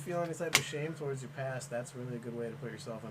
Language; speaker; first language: English; native; English